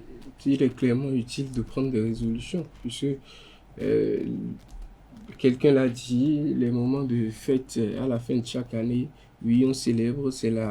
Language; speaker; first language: French; non-native, local second language; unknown